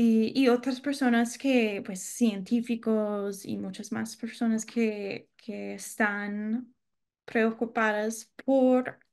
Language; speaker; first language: Spanish; non-native, learner; English